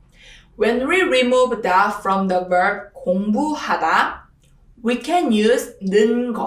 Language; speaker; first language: English; non-native, fluent; Korean